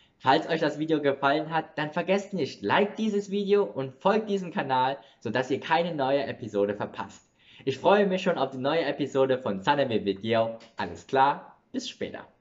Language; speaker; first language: German; early bilingual, other home language; Vietnamese